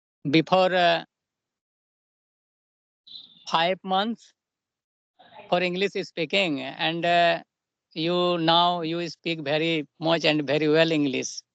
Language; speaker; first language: English; non-native, local second language; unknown